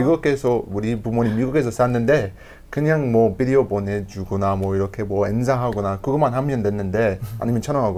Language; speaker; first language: Korean; non-native, learner; English